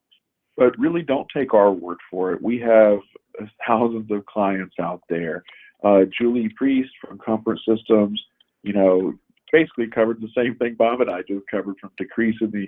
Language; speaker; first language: English; native; English